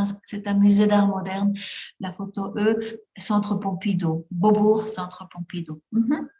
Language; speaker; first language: French; non-native, fluent; Spanish